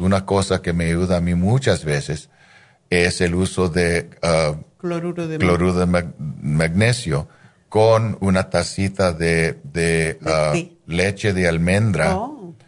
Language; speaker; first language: Spanish; non-native, fluent; English